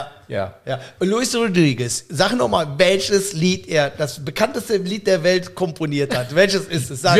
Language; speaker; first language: German; native; German